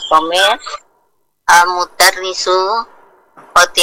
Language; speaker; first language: Arabic; non-native, learner; Indonesian